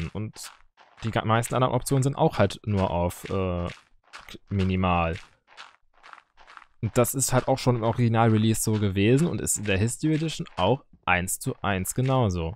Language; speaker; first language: German; native; German